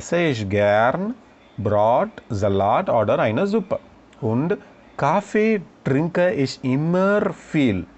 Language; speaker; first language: German; non-native, learner; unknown